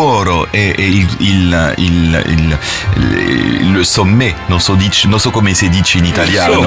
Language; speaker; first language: Italian; non-native, fluent; French